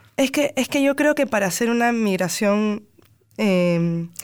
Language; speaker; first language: Spanish; native; Spanish